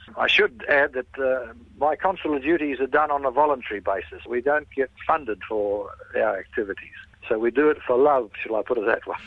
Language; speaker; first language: English; early bilingual, other home language; Estonian